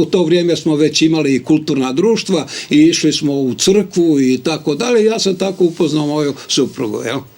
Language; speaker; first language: Bosnian; non-native, local second language; Ukrainian